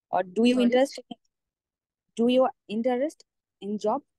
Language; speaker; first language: English; non-native, local second language; Bangla